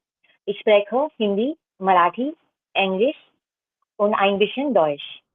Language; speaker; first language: German; non-native, learner; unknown